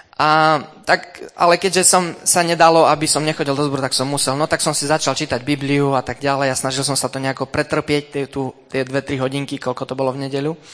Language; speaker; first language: Slovak; early bilingual, heritage; Slovak